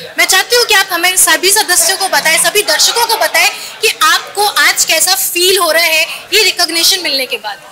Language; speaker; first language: Hindi; native; Hindi